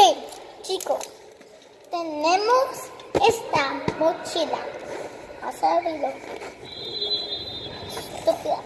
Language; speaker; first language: Spanish; early bilingual, heritage; Spanish